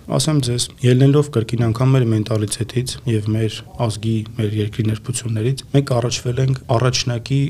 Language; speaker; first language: Armenian; native; Armenian